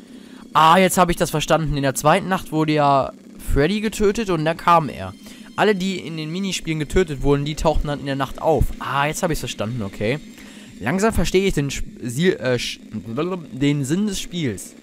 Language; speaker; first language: German; native; German